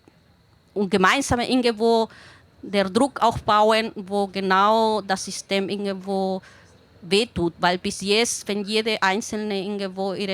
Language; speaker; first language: German; non-native, fluent; Spanish